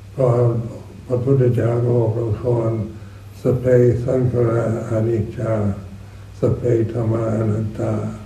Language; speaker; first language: Thai; non-native, fluent; English